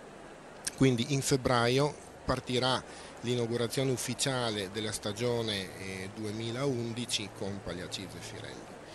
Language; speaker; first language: Italian; native; Italian